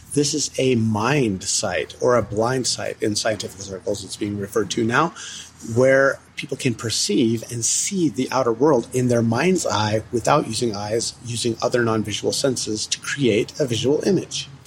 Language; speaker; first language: English; early bilingual, other home language; Russian